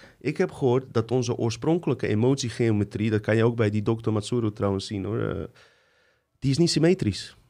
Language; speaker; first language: Dutch; early bilingual, other home language; Bosnian